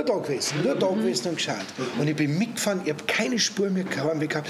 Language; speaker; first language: German; native; German